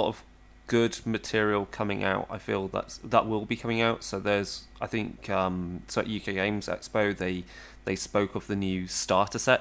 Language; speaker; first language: English; native; English